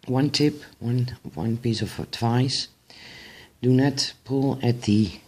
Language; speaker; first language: English; non-native, fluent; Dutch